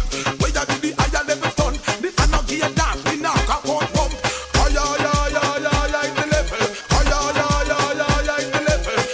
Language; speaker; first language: English; non-native, local second language; Jamaican Creole English